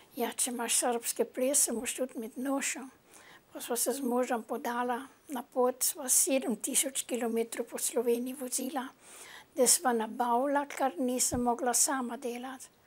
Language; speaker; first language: Slovenian; early bilingual, heritage; Slovenian